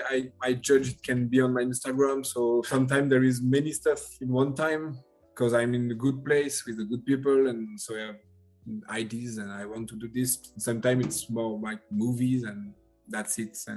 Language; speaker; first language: English; non-native, learner; French